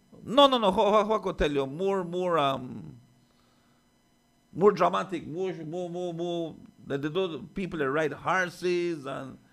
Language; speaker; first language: English; native; English